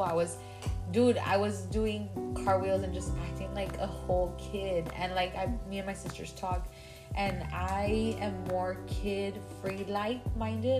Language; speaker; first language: English; early bilingual, other home language; Spanish